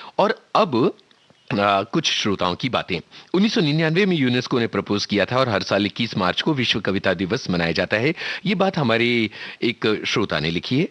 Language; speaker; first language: Hindi; native; Hindi